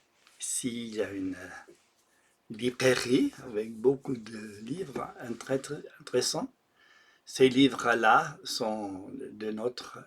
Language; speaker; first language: French; non-native, local second language; German